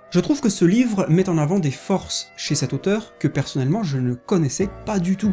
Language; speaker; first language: French; native; French